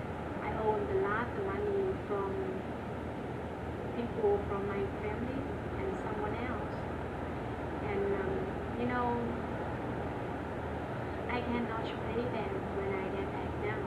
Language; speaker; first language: English; non-native, learner; Vietnamese